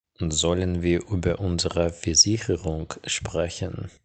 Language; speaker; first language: German; non-native, fluent; Ukrainian